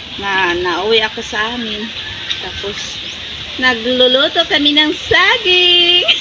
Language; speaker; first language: Filipino; non-native, local second language; Cebuano